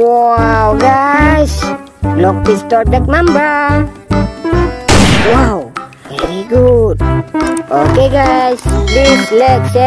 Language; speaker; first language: English; non-native, learner; Indonesian